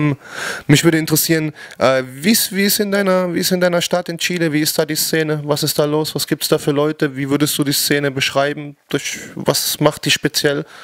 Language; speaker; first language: German; native; German